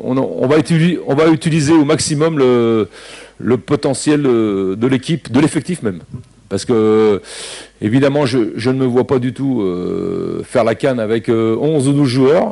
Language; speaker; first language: French; native; French